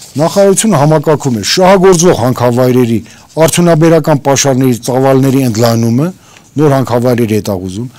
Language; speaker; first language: Armenian; native; Armenian